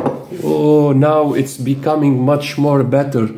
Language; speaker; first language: English; non-native, fluent; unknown